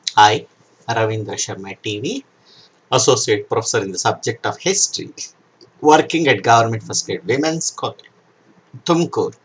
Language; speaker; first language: English; non-native, local second language; Kannada